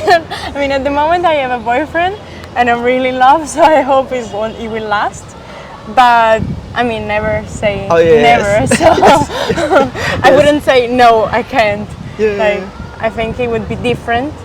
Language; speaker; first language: English; non-native, fluent; Italian